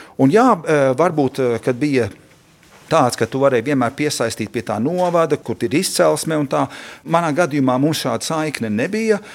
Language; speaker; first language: Latvian; early bilingual, heritage; Latvian